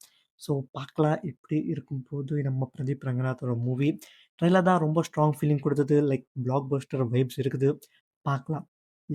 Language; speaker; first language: Tamil; non-native, learner; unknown